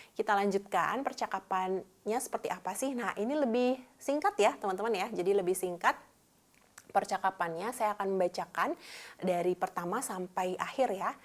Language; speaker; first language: Indonesian; native; Indonesian